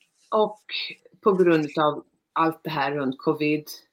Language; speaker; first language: Swedish; native; Swedish